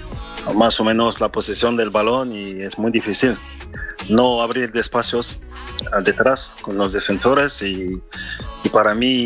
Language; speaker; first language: Spanish; non-native, fluent; French